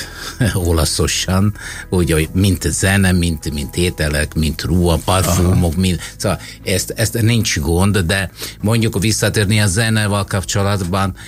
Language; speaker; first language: Hungarian; non-native, fluent; Italian